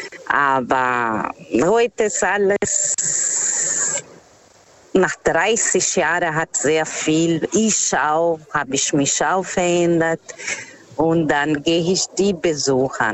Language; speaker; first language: German; non-native, fluent; Portuguese